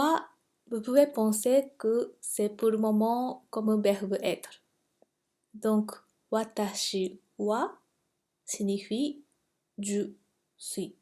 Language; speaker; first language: French; non-native, fluent; Japanese